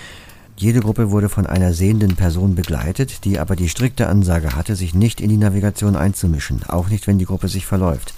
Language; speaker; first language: German; native; German